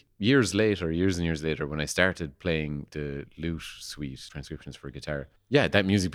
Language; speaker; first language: English; native; English